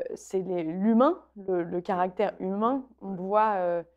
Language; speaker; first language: French; native; French